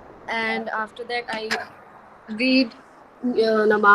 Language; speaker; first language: English; non-native, learner; Hindi